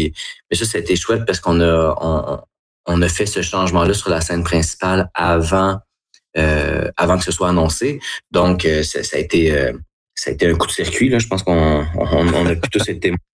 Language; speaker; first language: French; native; French